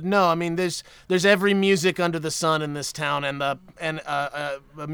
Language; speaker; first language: English; native; English